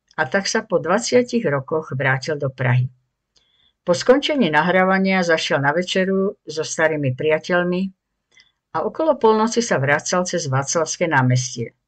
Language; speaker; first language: Slovak; native; Slovak